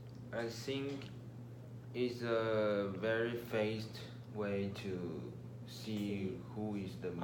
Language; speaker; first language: English; non-native, learner; Chinese